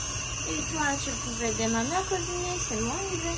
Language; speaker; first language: French; non-native, learner; Portuguese